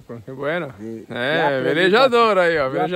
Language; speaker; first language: Spanish; non-native, learner; Portuguese